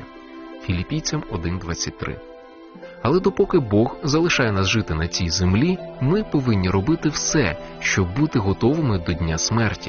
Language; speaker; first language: Ukrainian; native; Ukrainian